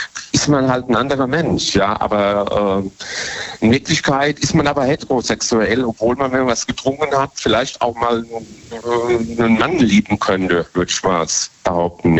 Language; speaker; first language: German; native; German